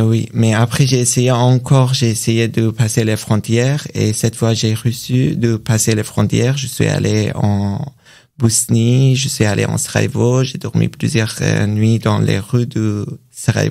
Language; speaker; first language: French; non-native, learner; Persian